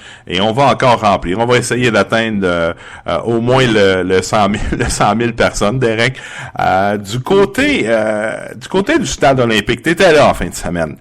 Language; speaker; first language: French; native; French